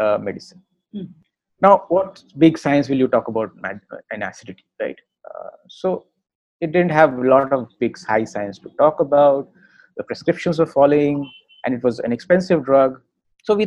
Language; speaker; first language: English; non-native, local second language; Hindi